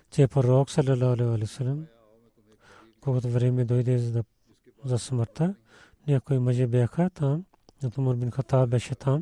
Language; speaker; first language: Bulgarian; non-native, learner; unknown